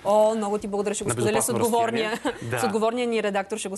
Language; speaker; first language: Bulgarian; native; Bulgarian